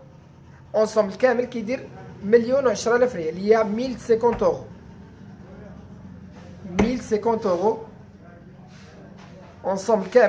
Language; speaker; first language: Arabic; native; Arabic